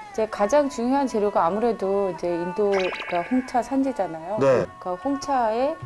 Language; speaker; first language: Korean; native; Korean